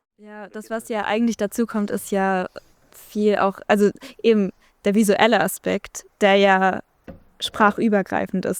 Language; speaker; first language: German; native; German